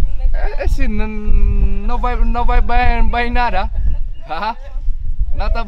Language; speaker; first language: Portuguese; non-native, learner; Vietnamese